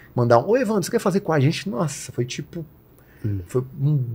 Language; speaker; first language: Portuguese; native; Portuguese